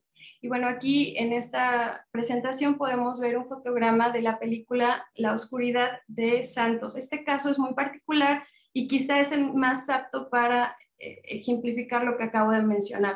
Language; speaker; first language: Spanish; native; Spanish